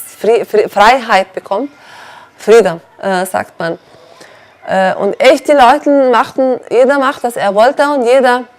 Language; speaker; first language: German; non-native, learner; Arabic